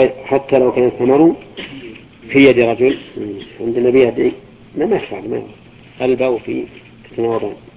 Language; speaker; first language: Arabic; native; Arabic